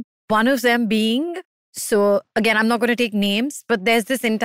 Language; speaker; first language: English; non-native, local second language; Hindi